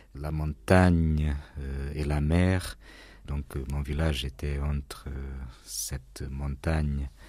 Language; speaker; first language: French; non-native, fluent; Portuguese